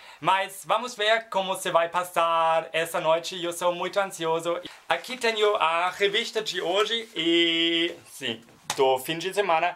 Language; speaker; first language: Portuguese; non-native, learner; German